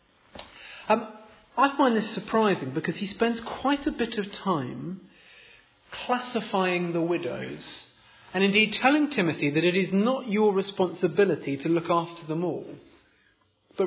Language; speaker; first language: English; native; English